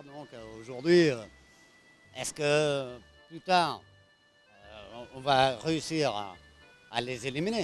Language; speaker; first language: French; native; French